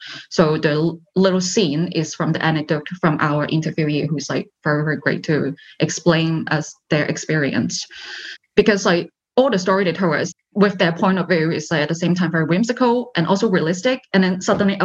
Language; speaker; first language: English; non-native, local second language; Cantonese